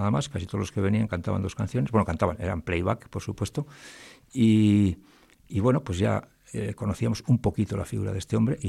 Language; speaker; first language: Spanish; native; Spanish